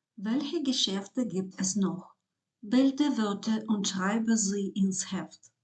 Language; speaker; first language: German; non-native, fluent; Ukrainian